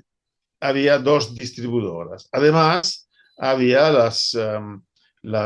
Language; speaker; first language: Spanish; non-native, fluent; Italian